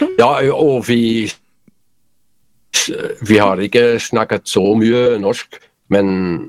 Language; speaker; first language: Norwegian; non-native, learner; Polish